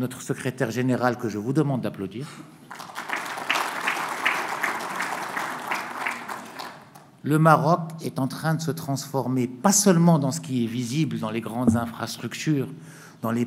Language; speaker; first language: French; non-native, local second language; Arabic